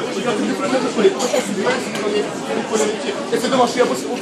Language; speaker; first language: French; native; French